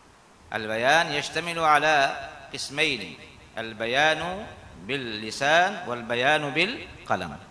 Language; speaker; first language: Arabic; non-native, fluent; Urdu